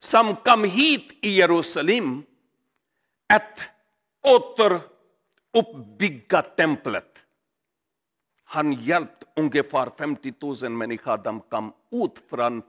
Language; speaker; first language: Swedish; non-native, learner; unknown